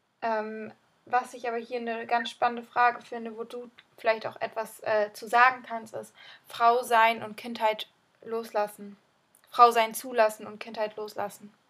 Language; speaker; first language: German; native; German